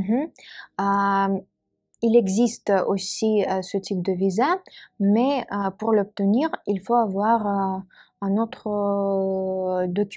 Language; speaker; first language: French; non-native, fluent; Russian